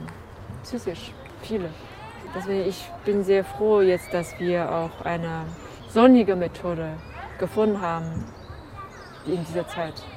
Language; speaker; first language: German; non-native, fluent; Chinese